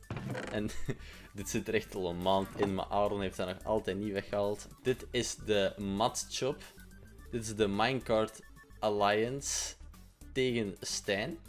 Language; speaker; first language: Dutch; native; Dutch